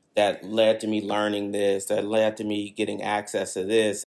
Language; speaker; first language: English; native; English